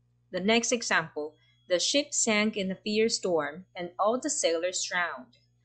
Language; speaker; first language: English; non-native, fluent; Chinese